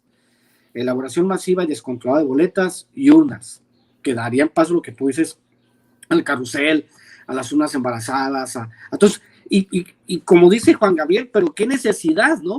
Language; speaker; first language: Spanish; native; Spanish